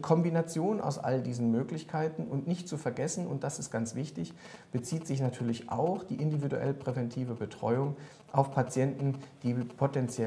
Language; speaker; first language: German; native; German